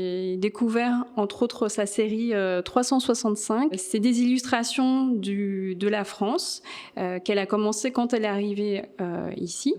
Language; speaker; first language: French; native; French